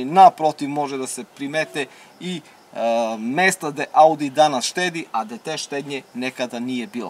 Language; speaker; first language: Serbian; native; Serbian